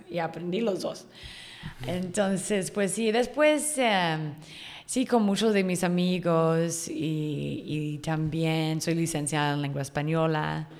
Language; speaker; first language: Spanish; non-native, fluent; English